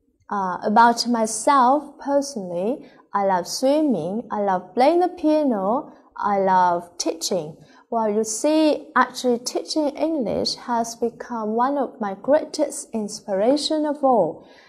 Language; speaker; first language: English; non-native, fluent; Vietnamese